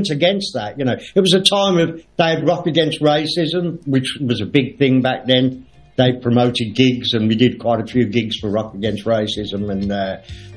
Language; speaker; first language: English; native; English